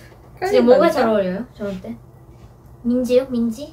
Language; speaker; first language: Korean; non-native, fluent; Japanese